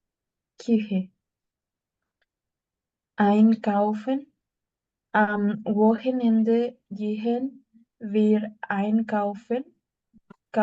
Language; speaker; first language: German; non-native, learner; Spanish